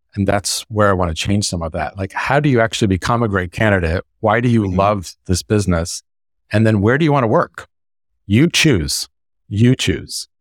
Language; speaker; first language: English; native; English